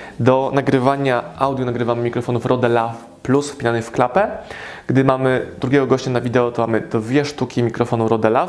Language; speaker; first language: Polish; native; Polish